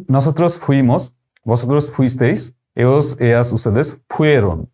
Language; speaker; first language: Spanish; non-native, fluent; Bangla